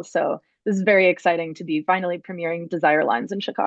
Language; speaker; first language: English; native; English